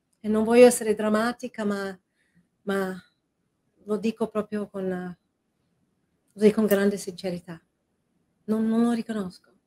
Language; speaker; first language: Italian; non-native, fluent; English